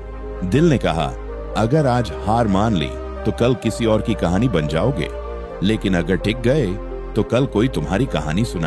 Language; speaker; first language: Hindi; native; Hindi